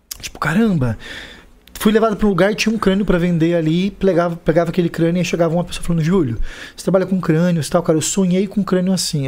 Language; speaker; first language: Portuguese; native; Portuguese